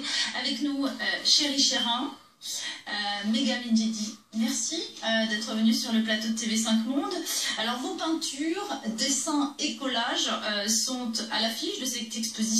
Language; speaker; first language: French; native; French